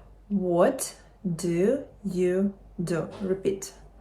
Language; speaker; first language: English; non-native, fluent; Ukrainian